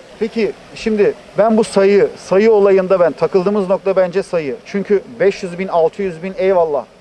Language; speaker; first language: Turkish; native; Turkish